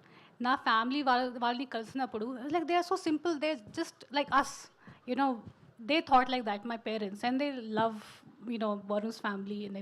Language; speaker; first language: Telugu; non-native, local second language; Hindi